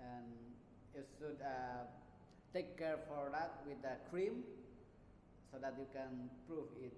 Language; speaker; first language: English; non-native, learner; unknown